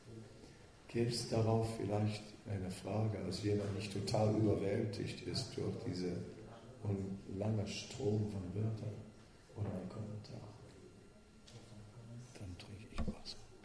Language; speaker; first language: German; non-native, fluent; Dutch